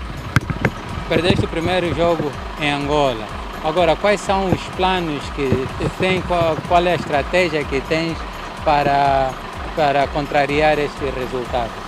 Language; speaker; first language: Portuguese; non-native, fluent; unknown